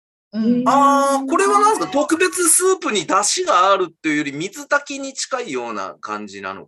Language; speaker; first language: Japanese; native; Japanese